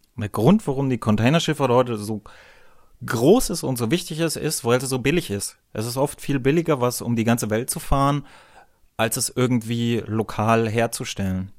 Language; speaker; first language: German; native; German